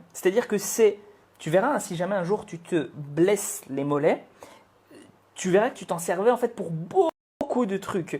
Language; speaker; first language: French; native; French